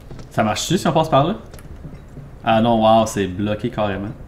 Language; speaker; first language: French; native; French